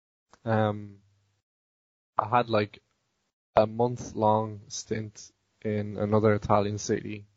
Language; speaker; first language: English; native; English